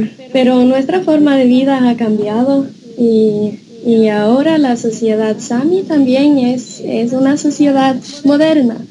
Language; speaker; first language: Spanish; non-native, fluent; Norwegian